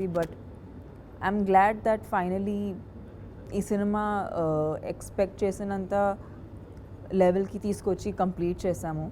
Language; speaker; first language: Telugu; non-native, fluent; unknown